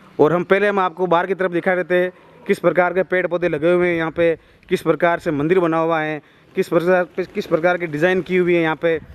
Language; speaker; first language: Hindi; native; Hindi